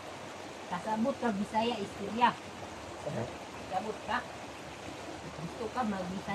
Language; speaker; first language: Cebuano; non-native, local second language; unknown